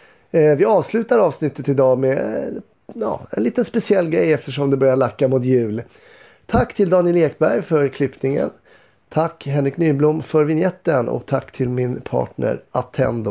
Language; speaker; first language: Swedish; native; Swedish